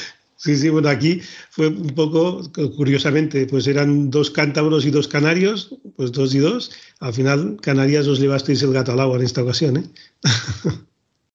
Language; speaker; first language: Spanish; native; Spanish